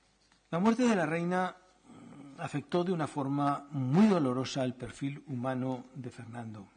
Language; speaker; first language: Spanish; native; Spanish